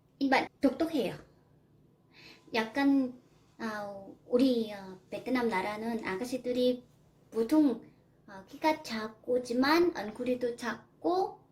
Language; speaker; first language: Korean; non-native, learner; Vietnamese